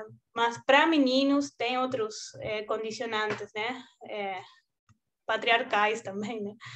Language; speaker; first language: Portuguese; non-native, fluent; Spanish